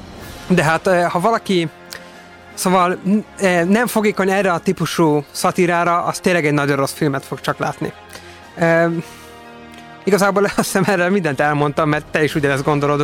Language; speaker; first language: Hungarian; native; Hungarian